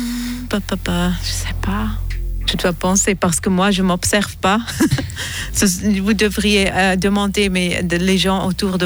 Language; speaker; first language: French; non-native, fluent; German